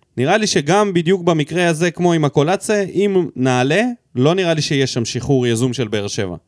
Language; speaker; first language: Hebrew; early bilingual, other home language; Russian